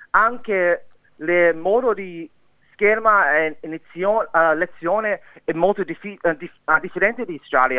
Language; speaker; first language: Italian; non-native, learner; English